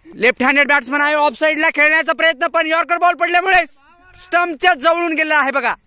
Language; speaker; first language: Marathi; non-native, local second language; Lambadi